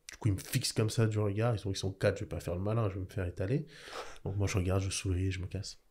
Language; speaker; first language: French; early bilingual, other home language; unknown